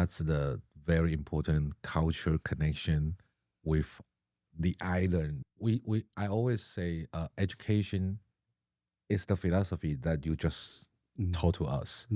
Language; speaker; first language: English; non-native, learner; Chinese